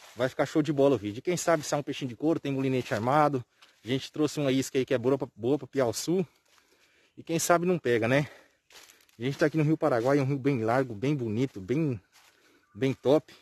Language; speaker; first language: Portuguese; native; Portuguese